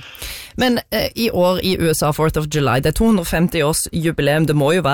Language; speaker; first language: Norwegian; native; Norwegian